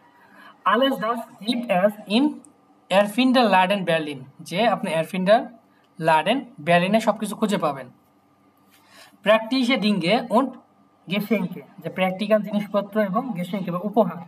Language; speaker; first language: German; non-native, fluent; Bangla